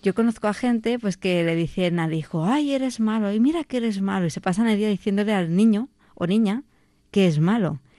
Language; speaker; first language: Spanish; non-native, local second language; Catalan